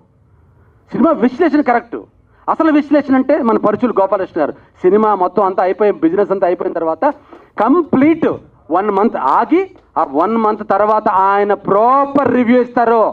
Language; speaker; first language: Telugu; native; Telugu